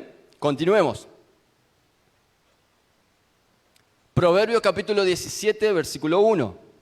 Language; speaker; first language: Spanish; native; Spanish